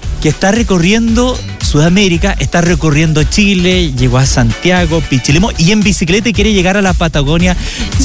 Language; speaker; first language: Spanish; native; Spanish